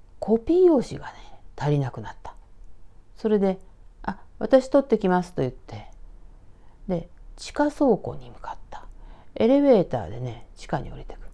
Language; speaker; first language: Japanese; native; Japanese